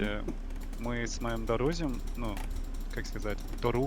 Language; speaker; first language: Russian; non-native, learner; English